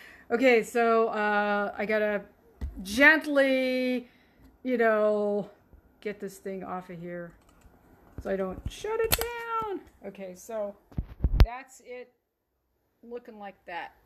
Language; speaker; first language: English; native; English